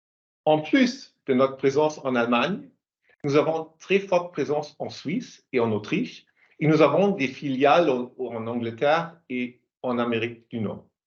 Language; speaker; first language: French; non-native, fluent; German